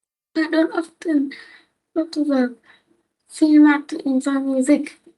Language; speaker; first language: English; non-native, learner; Vietnamese